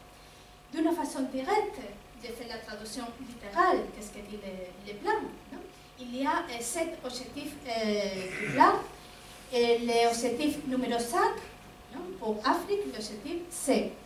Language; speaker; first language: French; non-native, fluent; Spanish